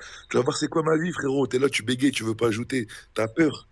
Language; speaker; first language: French; native; French